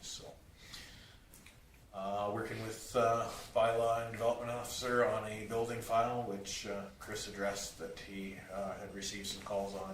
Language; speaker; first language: English; native; English